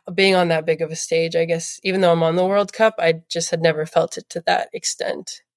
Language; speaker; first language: English; native; English